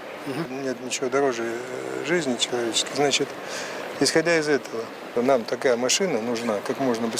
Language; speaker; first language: Russian; native; Russian